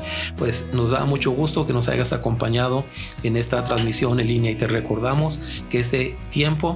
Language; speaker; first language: Spanish; native; Spanish